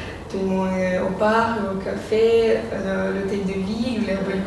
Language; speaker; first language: French; non-native, fluent; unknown